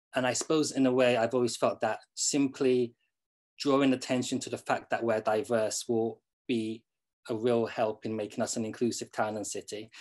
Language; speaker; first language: English; native; English